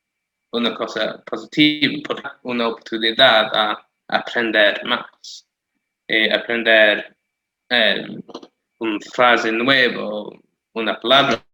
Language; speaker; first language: Spanish; non-native, fluent; English